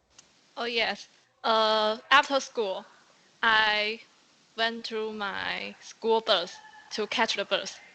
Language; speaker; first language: English; non-native, learner; Chinese